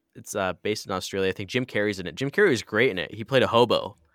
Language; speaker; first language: English; native; English